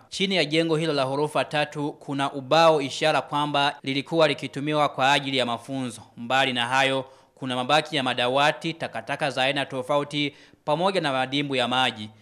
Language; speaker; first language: Swahili; non-native, local second language; Rundi